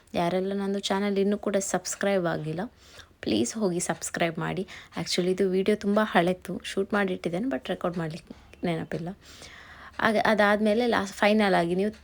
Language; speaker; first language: Kannada; non-native, local second language; Tulu